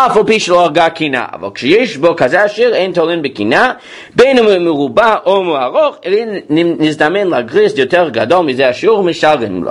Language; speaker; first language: Hebrew; non-native, fluent; English